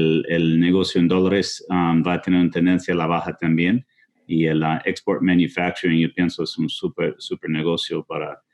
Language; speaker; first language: Spanish; non-native, fluent; English